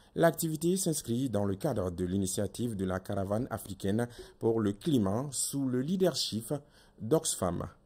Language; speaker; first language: French; non-native, local second language; Bambara